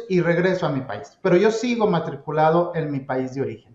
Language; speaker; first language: Spanish; native; Spanish